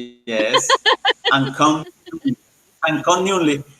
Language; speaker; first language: English; non-native, learner; Spanish